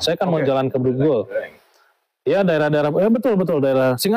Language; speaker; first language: Indonesian; native; Indonesian